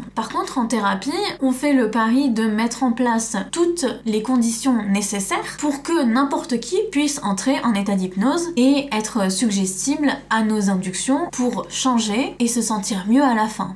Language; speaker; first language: French; native; French